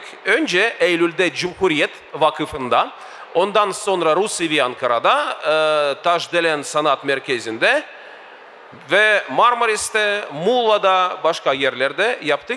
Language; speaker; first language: Turkish; non-native, fluent; Russian